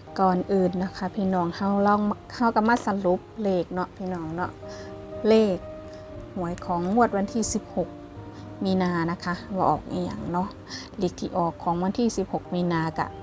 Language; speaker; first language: Thai; non-native, local second language; Northeastern Thai